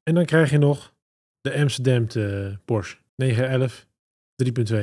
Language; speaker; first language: Dutch; native; Dutch